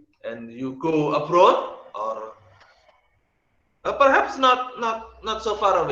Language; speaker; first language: English; non-native, learner; Indonesian